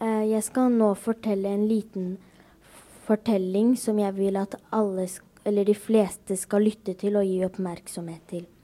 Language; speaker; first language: Norwegian; early bilingual, other home language; Arabic